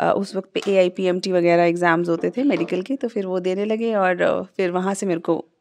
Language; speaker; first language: Hindi; native; Hindi